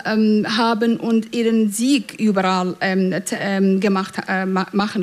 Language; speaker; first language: German; non-native, fluent; Central Kurdish